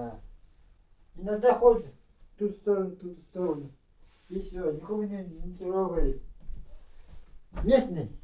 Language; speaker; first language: Russian; non-native, local second language; Yakut